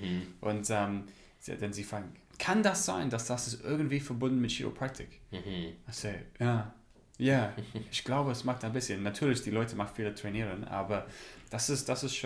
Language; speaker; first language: German; non-native, learner; English